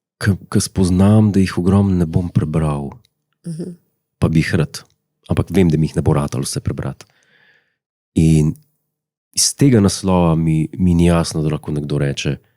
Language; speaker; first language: Slovenian; native; Slovenian